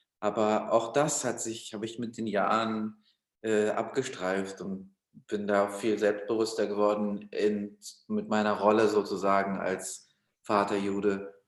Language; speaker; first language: German; early bilingual, other home language; Russian